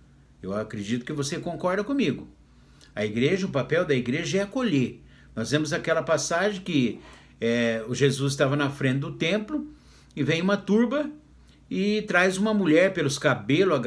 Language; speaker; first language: Portuguese; native; Portuguese